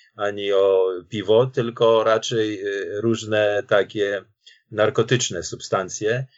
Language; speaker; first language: Polish; native; Polish